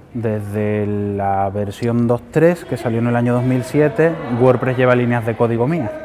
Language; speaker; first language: Spanish; native; Spanish